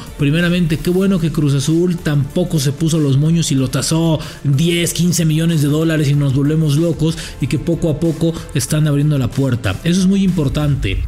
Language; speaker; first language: Spanish; native; Spanish